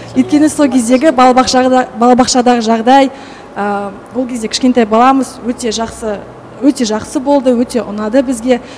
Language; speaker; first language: Kazakh; native; Kazakh